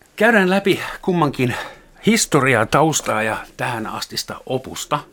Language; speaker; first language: Finnish; non-native, fluent; German